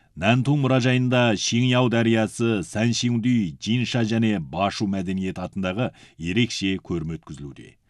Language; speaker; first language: Kazakh; native; Kazakh